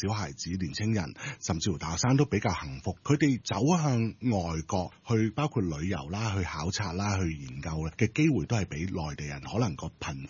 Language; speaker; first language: Cantonese; native; Cantonese